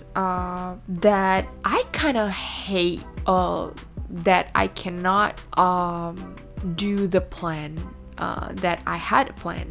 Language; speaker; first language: English; non-native, fluent; Indonesian